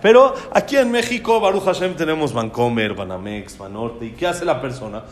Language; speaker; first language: Spanish; native; Spanish